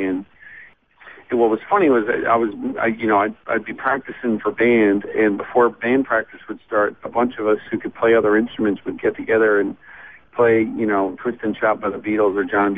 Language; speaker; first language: English; native; English